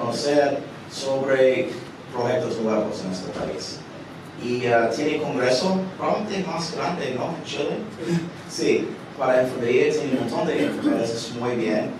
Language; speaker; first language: Spanish; early bilingual, heritage; English